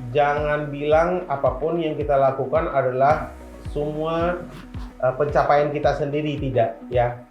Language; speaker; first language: Indonesian; non-native, fluent; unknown